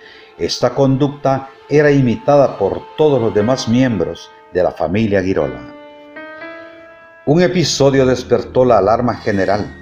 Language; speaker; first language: Spanish; native; Spanish